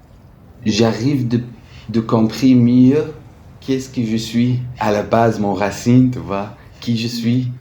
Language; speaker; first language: French; non-native, fluent; Arabic